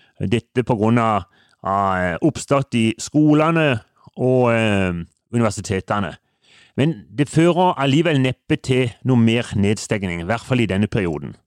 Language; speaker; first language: Norwegian; native; Norwegian